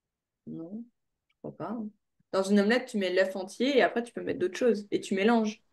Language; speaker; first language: French; native; French